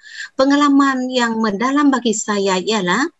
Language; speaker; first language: Indonesian; non-native, fluent; Vietnamese